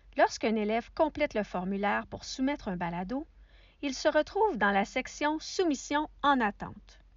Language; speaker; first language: French; native; French